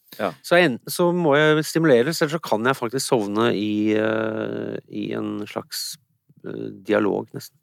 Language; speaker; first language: Norwegian; early bilingual, other home language; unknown